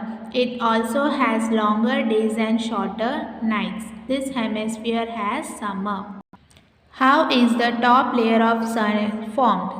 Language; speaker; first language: English; non-native, local second language; Hindi